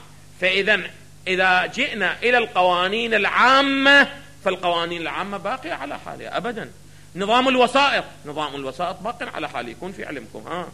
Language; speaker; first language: Arabic; native; Arabic